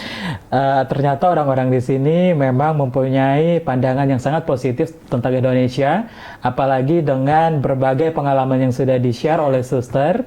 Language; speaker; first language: Indonesian; non-native, fluent; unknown